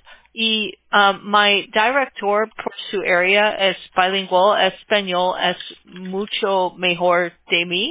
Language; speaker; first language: Spanish; non-native, learner; English